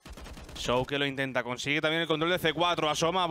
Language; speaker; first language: Spanish; native; Spanish